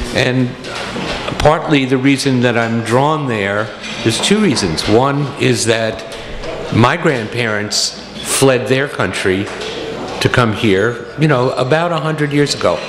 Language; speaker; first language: English; native; English